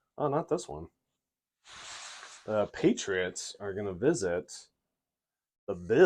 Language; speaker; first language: English; native; English